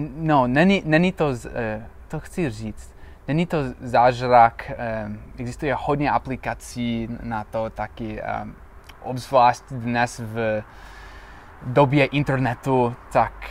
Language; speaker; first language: Czech; non-native, learner; English